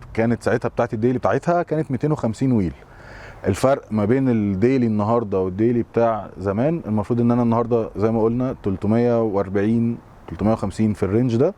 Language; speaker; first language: Arabic; native; Arabic